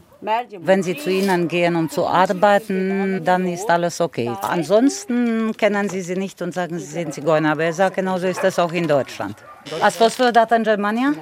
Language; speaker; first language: German; non-native, fluent; Romanian